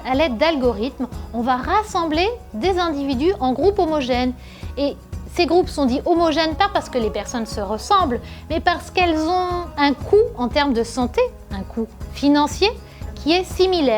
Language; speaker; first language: French; native; French